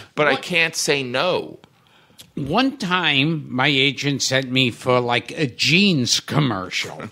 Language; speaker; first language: English; native; English